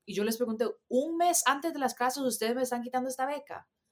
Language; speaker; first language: Spanish; early bilingual, heritage; Spanish